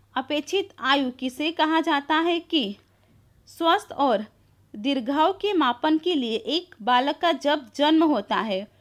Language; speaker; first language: Hindi; non-native, local second language; Gujarati